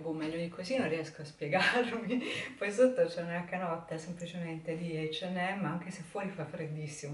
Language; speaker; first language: Italian; native; Italian